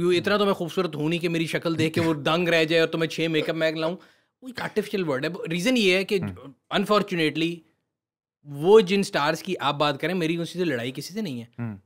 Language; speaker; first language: Urdu; native; Urdu